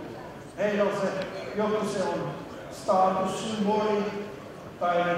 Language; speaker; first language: Finnish; non-native, fluent; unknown